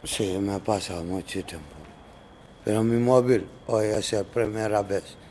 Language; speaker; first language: Spanish; non-native, learner; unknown